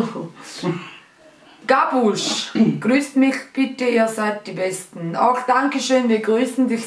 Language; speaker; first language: German; early bilingual, other home language; Albanian